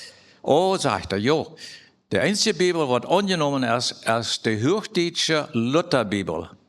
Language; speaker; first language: German; non-native, learner; Plautdietsch